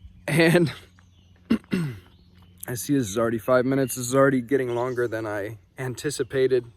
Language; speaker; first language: English; native; English